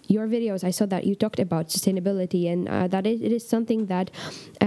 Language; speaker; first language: English; non-native, fluent; Polish